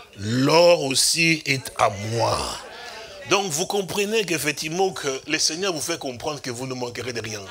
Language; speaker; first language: French; non-native, local second language; Lingala